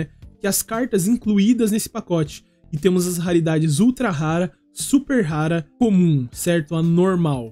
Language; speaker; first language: Portuguese; native; Portuguese